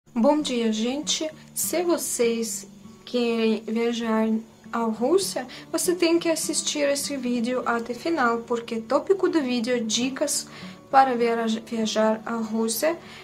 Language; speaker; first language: Portuguese; non-native, fluent; Russian